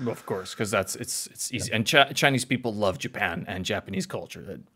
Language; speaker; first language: English; native; English